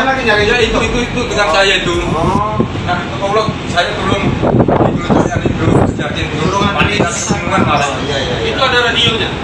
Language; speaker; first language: Indonesian; non-native, local second language; Javanese